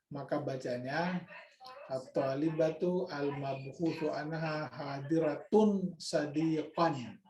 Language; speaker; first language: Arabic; non-native, fluent; Indonesian